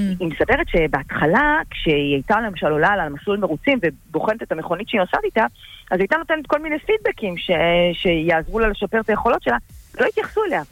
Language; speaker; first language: Hebrew; native; Hebrew